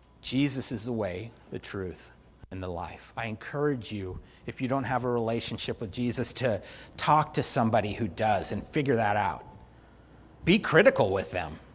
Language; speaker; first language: English; native; English